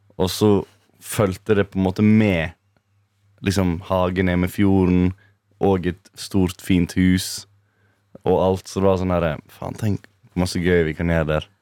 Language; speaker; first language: Norwegian; native; Norwegian